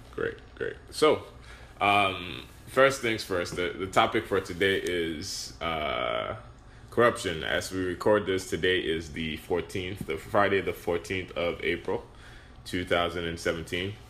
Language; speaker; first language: English; non-native, local second language; Yoruba